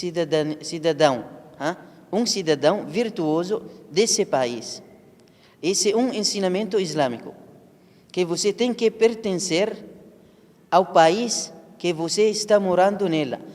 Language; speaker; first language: Portuguese; non-native, learner; Arabic